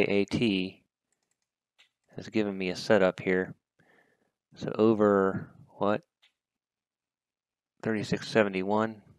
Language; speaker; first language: English; native; English